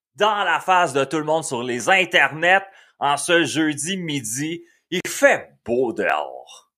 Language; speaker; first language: French; native; French